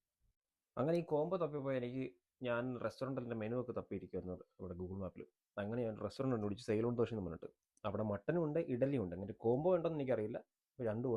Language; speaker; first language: Malayalam; native; Malayalam